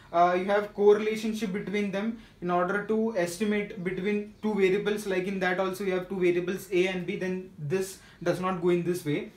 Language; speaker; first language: English; non-native, local second language; Marathi